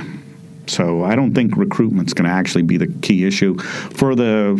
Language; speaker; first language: English; native; English